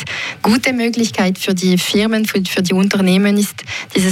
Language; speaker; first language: German; non-native, local second language; French